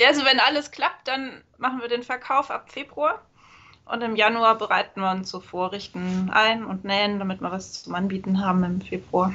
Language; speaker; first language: German; native; German